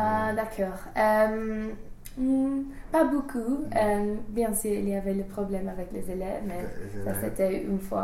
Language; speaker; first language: French; non-native, fluent; English